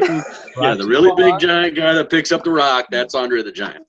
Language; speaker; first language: English; native; English